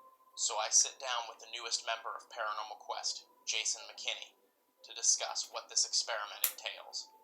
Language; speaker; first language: English; native; English